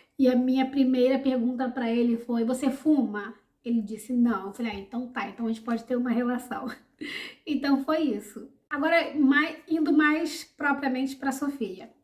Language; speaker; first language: Portuguese; native; Portuguese